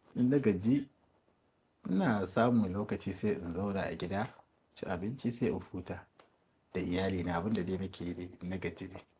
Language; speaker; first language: Hausa; native; Hausa